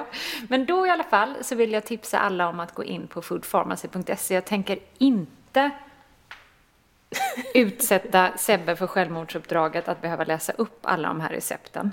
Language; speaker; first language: Swedish; native; Swedish